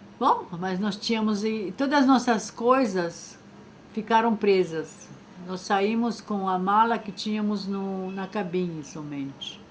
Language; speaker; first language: Portuguese; non-native, fluent; French